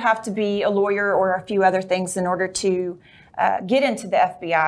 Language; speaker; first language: English; native; English